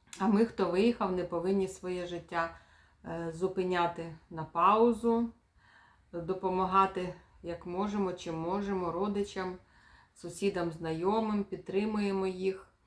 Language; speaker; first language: Ukrainian; native; Ukrainian